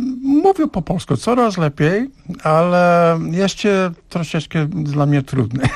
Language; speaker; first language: Polish; non-native, learner; English